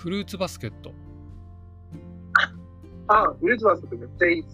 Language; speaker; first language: Japanese; non-native, fluent; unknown